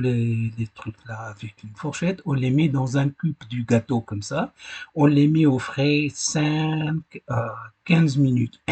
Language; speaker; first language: French; non-native, learner; Arabic